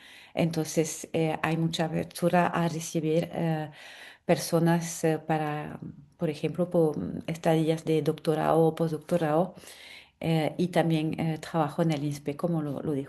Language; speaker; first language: Spanish; non-native, fluent; French